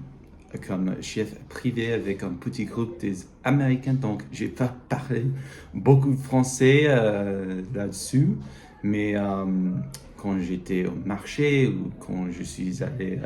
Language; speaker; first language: French; non-native, learner; English